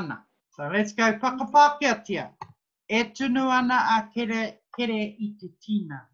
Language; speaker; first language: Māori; non-native, fluent; English